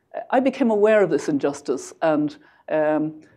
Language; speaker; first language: English; native; English